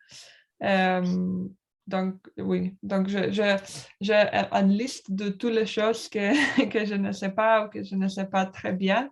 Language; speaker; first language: French; non-native, learner; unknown